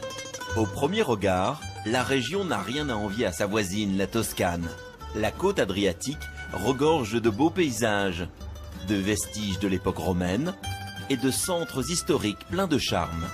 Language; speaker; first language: French; native; French